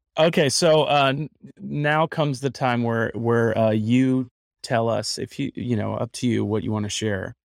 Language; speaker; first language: English; native; English